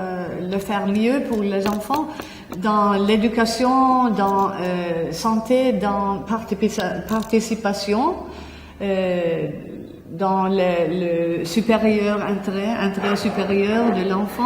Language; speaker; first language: French; non-native, fluent; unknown